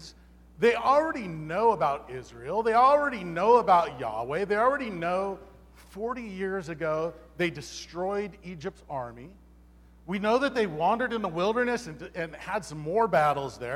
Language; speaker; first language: English; native; English